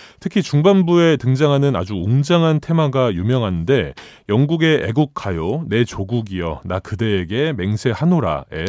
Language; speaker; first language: Korean; native; Korean